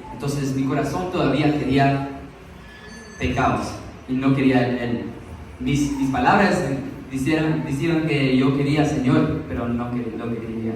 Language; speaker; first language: Spanish; early bilingual, heritage; Spanish